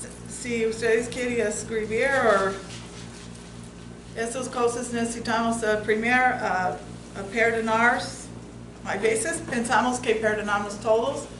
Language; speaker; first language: Spanish; non-native, fluent; English